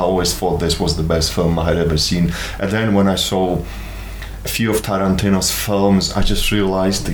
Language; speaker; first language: English; non-native, fluent; Polish